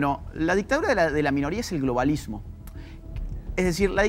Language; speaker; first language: Spanish; native; Spanish